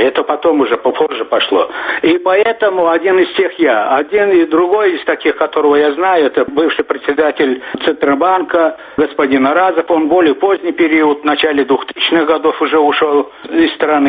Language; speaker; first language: Russian; non-native, local second language; Turkmen